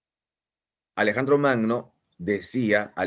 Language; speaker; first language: Spanish; native; Spanish